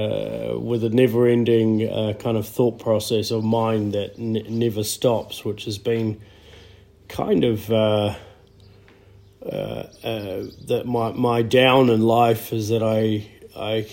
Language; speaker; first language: English; native; English